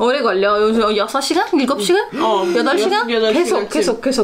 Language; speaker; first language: Korean; non-native, learner; Portuguese